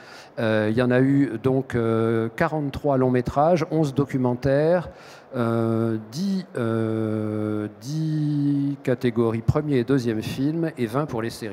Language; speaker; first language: French; native; French